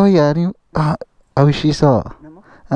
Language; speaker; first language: Japanese; non-native, learner; English